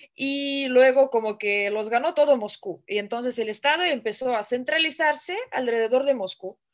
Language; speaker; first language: Spanish; non-native, fluent; Russian